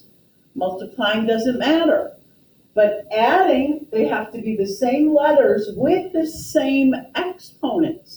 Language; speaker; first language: English; native; English